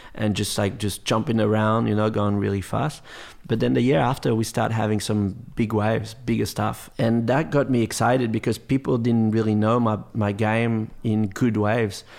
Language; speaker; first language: English; non-native, fluent; French